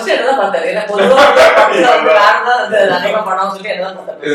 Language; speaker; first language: Tamil; native; Tamil